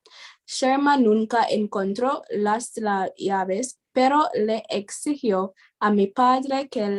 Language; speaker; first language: Spanish; non-native, fluent; English